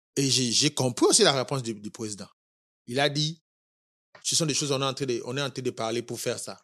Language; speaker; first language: French; non-native, local second language; Lingala